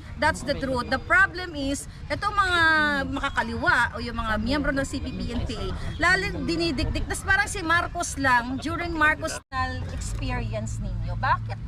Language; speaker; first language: Filipino; native; Filipino